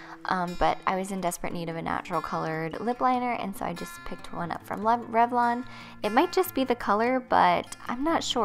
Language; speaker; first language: English; native; English